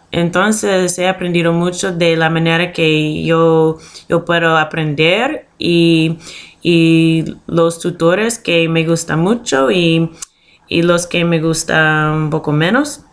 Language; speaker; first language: Spanish; non-native, learner; English